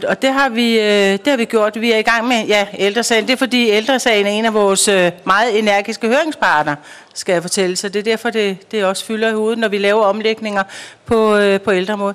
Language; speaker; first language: Danish; native; Danish